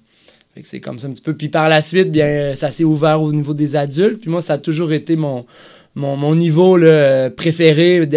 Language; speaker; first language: French; native; French